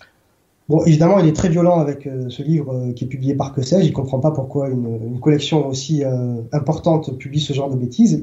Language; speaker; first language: French; native; French